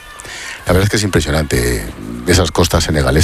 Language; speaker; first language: Spanish; native; Spanish